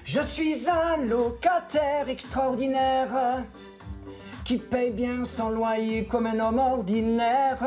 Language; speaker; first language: French; native; French